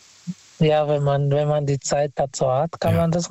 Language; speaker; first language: German; non-native, fluent; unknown